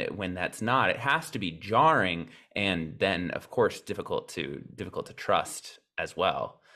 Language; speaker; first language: English; native; English